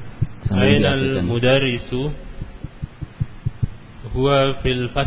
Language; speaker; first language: Arabic; non-native, learner; Indonesian